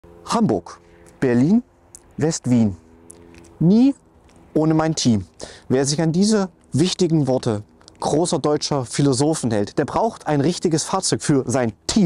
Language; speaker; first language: German; native; German